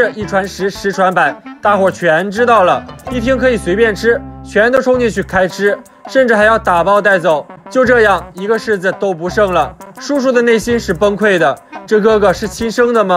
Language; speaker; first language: Chinese; native; Chinese